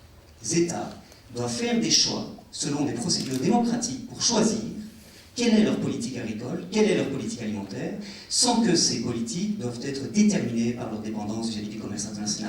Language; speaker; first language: French; native; French